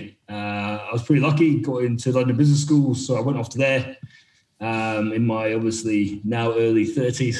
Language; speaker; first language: English; native; English